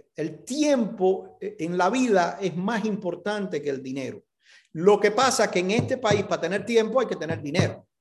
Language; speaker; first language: Spanish; native; Spanish